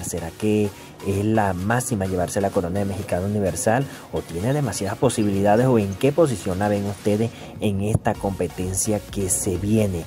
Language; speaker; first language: Spanish; native; Spanish